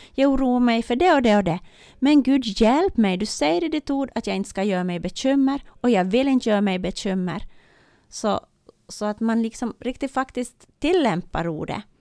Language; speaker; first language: Swedish; native; Swedish